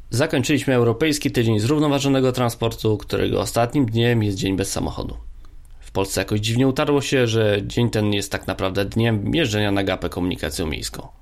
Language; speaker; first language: Polish; native; Polish